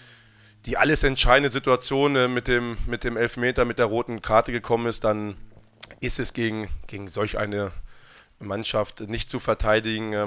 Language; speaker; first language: German; native; German